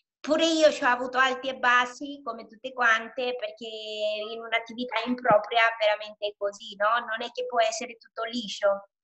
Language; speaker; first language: Italian; non-native, fluent; Romanian